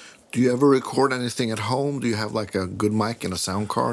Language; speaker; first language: English; non-native, fluent; Swedish